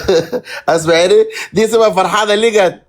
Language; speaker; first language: Arabic; native; Arabic